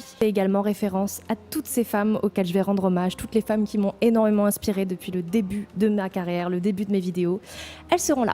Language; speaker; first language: French; native; French